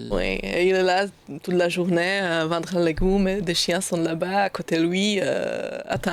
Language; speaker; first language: French; non-native, learner; Slovak